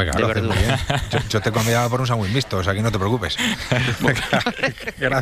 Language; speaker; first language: Spanish; native; Spanish